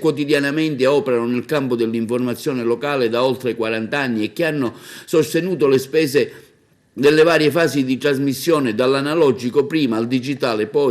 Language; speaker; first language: Italian; native; Italian